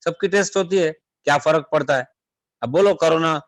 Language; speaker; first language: Hindi; non-native, local second language; Marathi